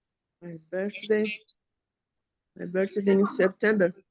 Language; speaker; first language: English; non-native, learner; Portuguese